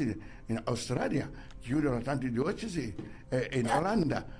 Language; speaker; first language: Italian; non-native, learner; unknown